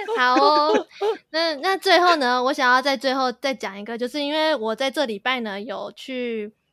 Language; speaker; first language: Chinese; native; Chinese